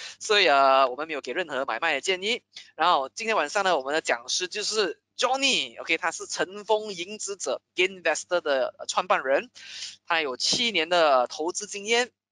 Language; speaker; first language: Chinese; native; Chinese